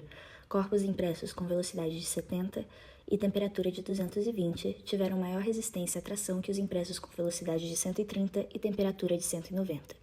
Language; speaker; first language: Portuguese; native; Portuguese